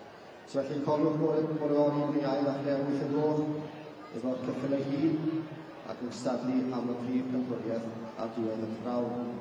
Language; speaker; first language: Welsh; native; Welsh